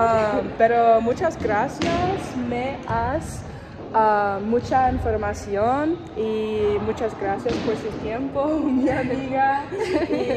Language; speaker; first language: Spanish; non-native, learner; English